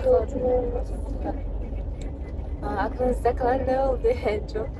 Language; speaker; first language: Turkish; non-native, fluent; Kyrgyz